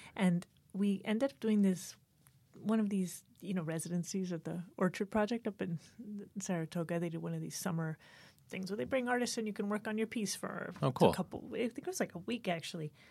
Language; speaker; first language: English; native; English